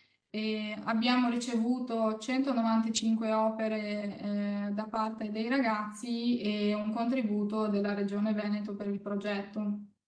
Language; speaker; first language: Italian; non-native, fluent; Ukrainian